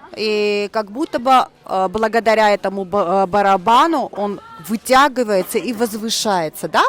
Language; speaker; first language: Russian; non-native, local second language; Armenian